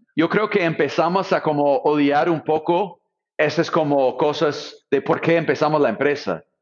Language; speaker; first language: Spanish; non-native, fluent; English